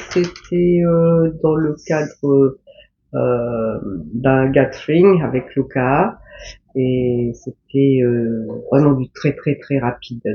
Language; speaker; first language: French; early bilingual, other home language; Korean